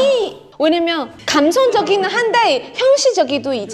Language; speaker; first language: Korean; non-native, fluent; Chinese